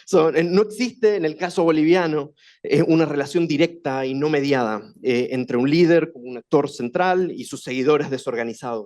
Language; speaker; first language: Spanish; native; Spanish